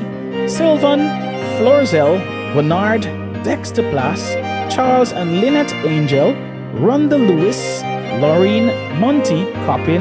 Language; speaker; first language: English; native; English